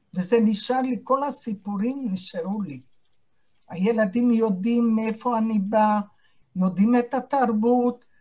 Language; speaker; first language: Hebrew; non-native, fluent; Hungarian